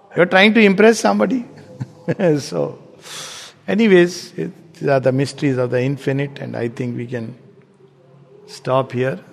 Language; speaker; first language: English; non-native, local second language; Hindi